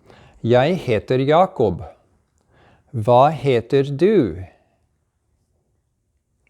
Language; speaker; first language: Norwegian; early bilingual, heritage; English